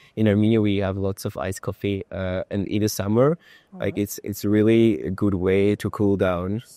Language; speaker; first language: English; non-native, fluent; Armenian